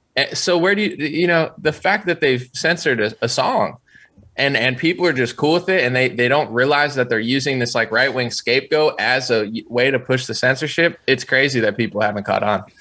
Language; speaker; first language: English; native; English